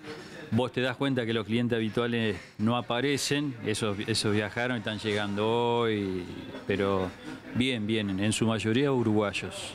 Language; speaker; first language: Spanish; native; Spanish